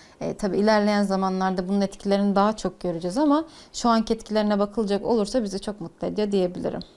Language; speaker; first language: Turkish; native; Turkish